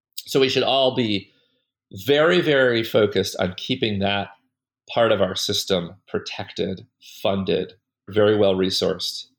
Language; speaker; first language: English; native; English